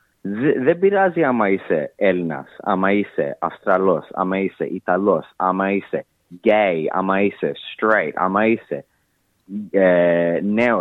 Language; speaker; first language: Greek; early bilingual, heritage; English